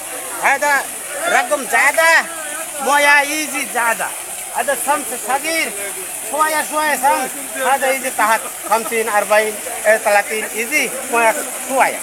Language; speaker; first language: Arabic; non-native, learner; Bangla